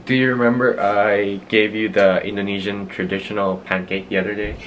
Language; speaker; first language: English; non-native, fluent; Indonesian